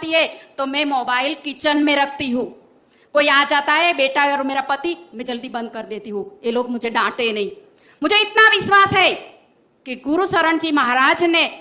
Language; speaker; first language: Hindi; non-native, local second language; Gujarati